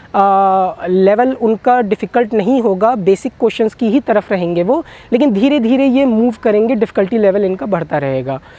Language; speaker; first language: Hindi; native; Hindi